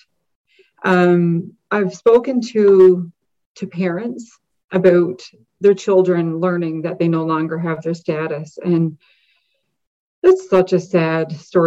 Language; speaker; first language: English; native; English